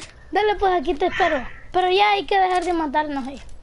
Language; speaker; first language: Spanish; early bilingual, heritage; Spanish